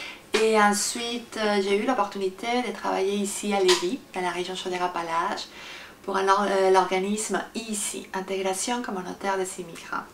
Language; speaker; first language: French; non-native, fluent; Spanish